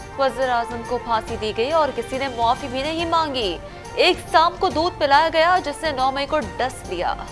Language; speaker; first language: Urdu; native; Urdu